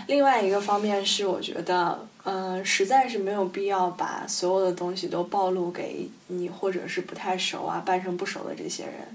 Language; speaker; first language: Chinese; native; Chinese